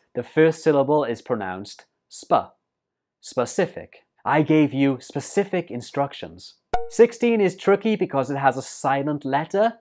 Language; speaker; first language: English; native; English